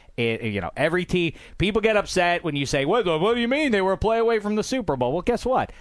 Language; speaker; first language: English; native; English